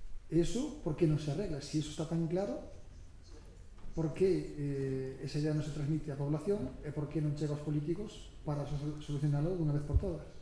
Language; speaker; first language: Galician; native; Galician